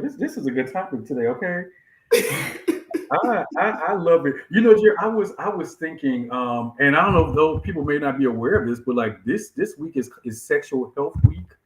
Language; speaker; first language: English; native; English